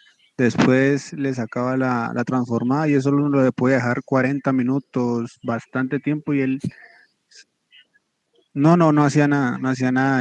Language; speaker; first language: Spanish; native; Spanish